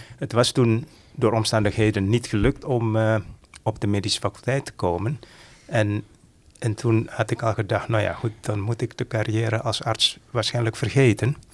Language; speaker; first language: Dutch; non-native, fluent; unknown